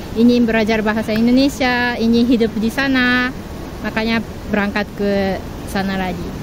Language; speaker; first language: Indonesian; non-native, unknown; Japanese